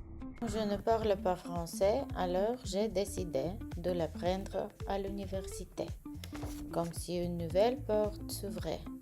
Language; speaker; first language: French; non-native, learner; Bulgarian